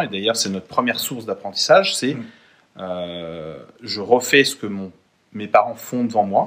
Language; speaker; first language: French; native; French